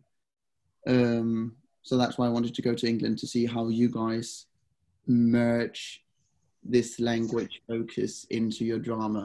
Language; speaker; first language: English; non-native, fluent; Danish